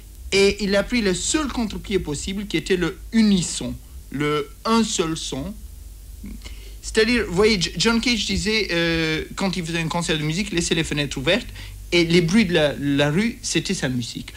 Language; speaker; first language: French; native; French